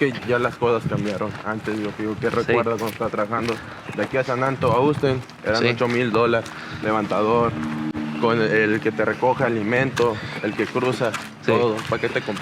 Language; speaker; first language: Spanish; native; Spanish